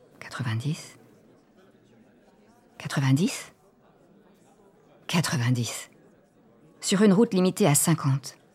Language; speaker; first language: French; native; French